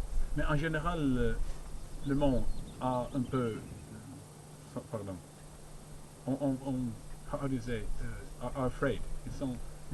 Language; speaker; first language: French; non-native, learner; Swedish